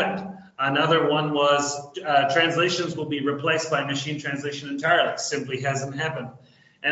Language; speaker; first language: English; native; English